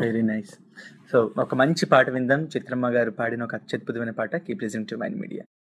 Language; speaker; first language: Telugu; native; Telugu